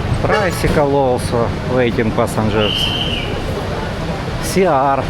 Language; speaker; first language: English; non-native, learner; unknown